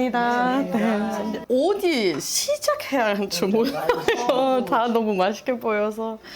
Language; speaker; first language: Korean; non-native, learner; German